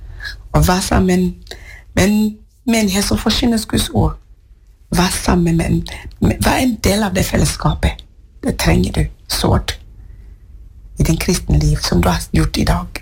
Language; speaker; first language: Norwegian; non-native, fluent; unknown